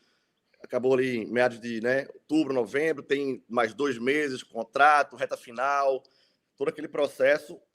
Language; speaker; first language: Portuguese; native; Portuguese